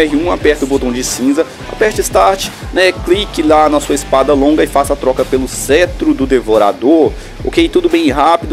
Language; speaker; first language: Portuguese; native; Portuguese